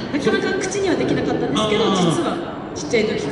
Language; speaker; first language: Japanese; native; Japanese